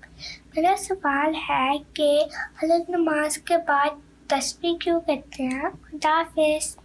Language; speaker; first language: Hindi; early bilingual, heritage; Hindi